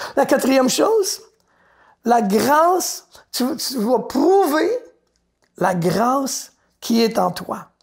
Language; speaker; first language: French; native; French